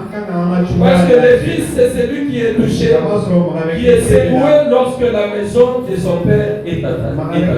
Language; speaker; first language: French; non-native, local second language; Bambara